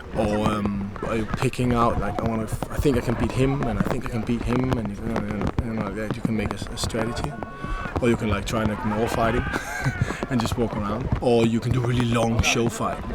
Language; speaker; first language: English; non-native, fluent; Danish